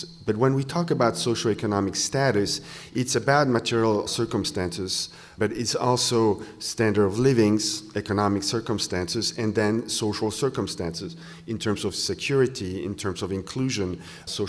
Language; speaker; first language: English; non-native, fluent; French